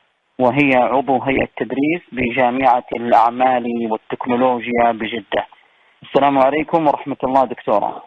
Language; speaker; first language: Arabic; native; Arabic